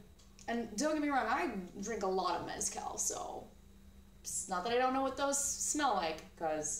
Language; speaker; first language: English; native; English